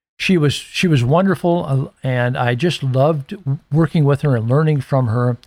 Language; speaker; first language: English; native; English